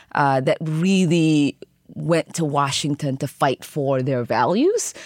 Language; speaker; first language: English; early bilingual, other home language; Somali